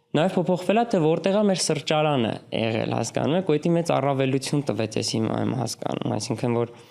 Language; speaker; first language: Armenian; native; Armenian